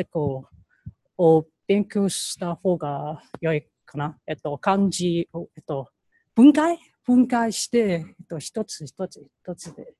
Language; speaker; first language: Japanese; non-native, learner; Chinese